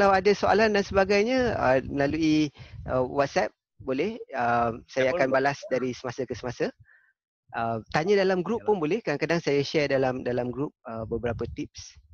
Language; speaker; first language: Malay; native; Malay